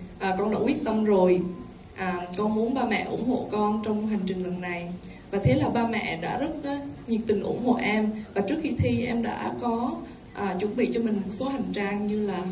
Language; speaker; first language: Vietnamese; native; Vietnamese